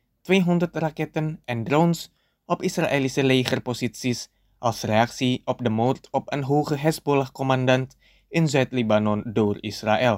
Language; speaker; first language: Dutch; non-native, fluent; Indonesian